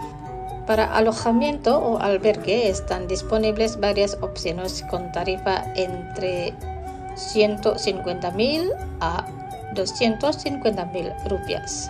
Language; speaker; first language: Spanish; non-native, fluent; Indonesian